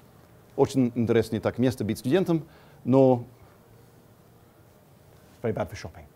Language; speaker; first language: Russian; non-native, fluent; English